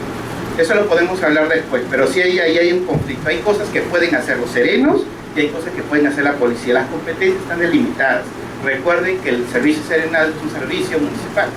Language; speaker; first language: Spanish; native; Spanish